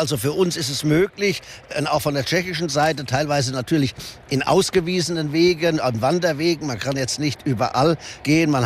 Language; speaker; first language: German; native; German